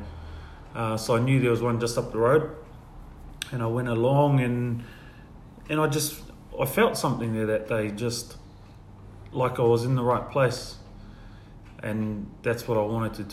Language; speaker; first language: English; native; English